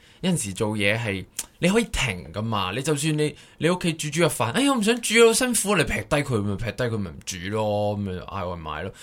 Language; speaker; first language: Cantonese; native; Cantonese